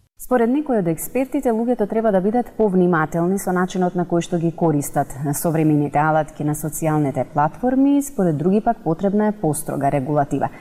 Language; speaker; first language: Macedonian; native; Macedonian